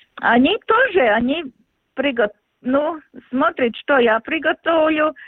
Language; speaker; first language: Russian; non-native, local second language; Latvian